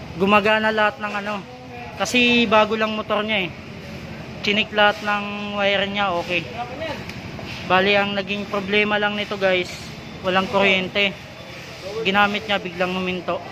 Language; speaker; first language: Filipino; non-native, local second language; Waray